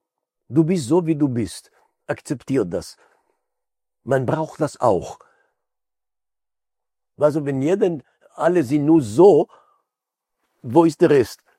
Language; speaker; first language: German; non-native, fluent; Hebrew